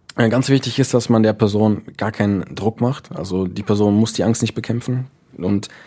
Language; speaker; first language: German; early bilingual, other home language; Dutch